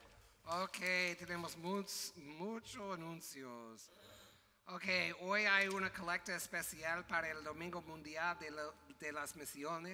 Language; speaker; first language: Spanish; non-native, learner; English